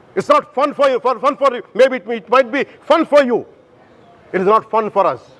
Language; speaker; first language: English; non-native, local second language; Telugu